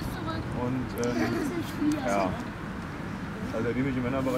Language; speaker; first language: German; native; German